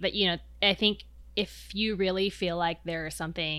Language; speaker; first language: English; non-native, local second language; Filipino